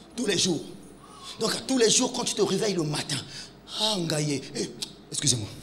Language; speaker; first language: French; non-native, local second language; Lingala